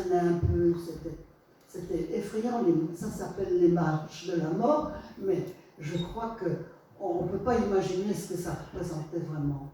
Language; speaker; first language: French; non-native, fluent; Polish